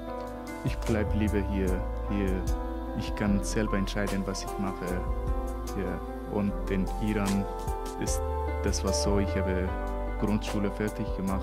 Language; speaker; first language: German; non-native, learner; Persian